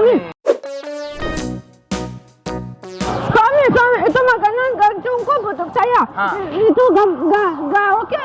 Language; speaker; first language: Indonesian; non-native, learner; Russian